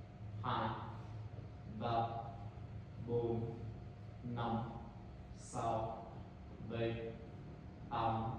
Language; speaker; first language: Vietnamese; non-native, learner; Indonesian